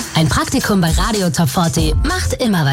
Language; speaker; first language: German; native; German